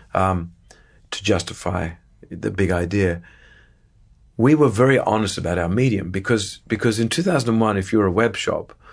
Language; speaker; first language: English; native; English